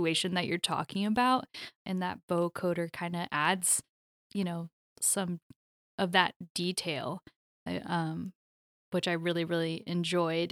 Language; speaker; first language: English; native; English